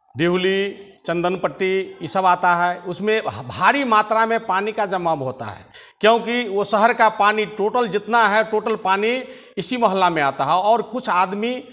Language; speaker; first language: Hindi; native; Hindi